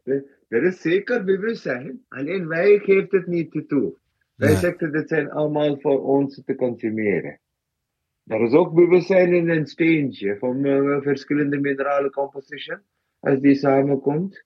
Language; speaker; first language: Dutch; non-native, fluent; Malayalam